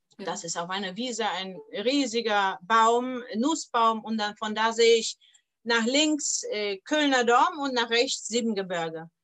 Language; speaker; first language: German; non-native, fluent; Polish